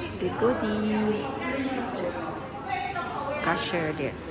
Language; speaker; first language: English; non-native, learner; Filipino